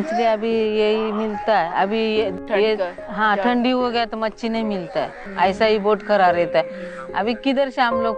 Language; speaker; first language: Hindi; non-native, local second language; Marathi